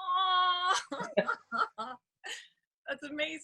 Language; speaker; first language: English; native; English